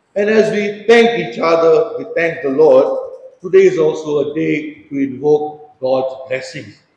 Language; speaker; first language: English; non-native, local second language; Konkani